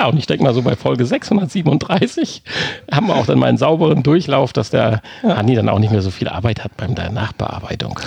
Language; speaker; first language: German; native; German